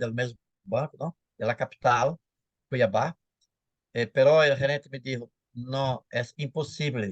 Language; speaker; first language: Spanish; non-native, fluent; Portuguese